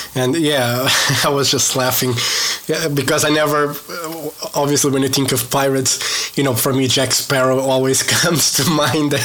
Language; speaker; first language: English; non-native, fluent; Portuguese